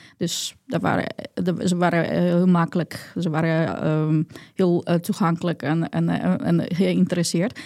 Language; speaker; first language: Dutch; non-native, fluent; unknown